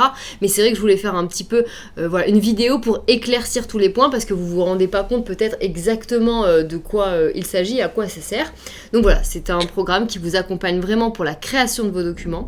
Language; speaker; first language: French; native; French